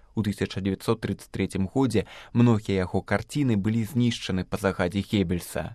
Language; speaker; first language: Belarusian; native; Belarusian